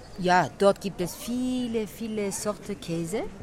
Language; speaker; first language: German; non-native, learner; French